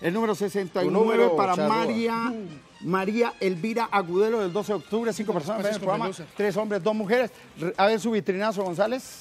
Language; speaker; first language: Spanish; native; Spanish